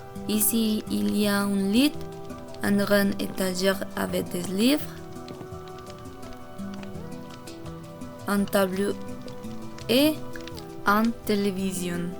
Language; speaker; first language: French; non-native, learner; Korean